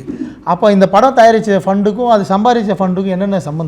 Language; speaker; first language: Tamil; native; Tamil